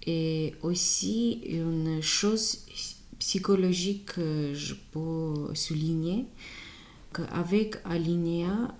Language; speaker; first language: French; non-native, fluent; Armenian